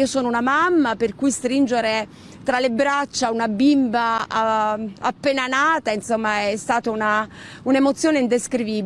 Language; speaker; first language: Italian; native; Italian